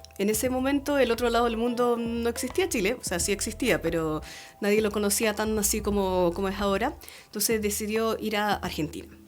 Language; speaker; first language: Spanish; early bilingual, other home language; Japanese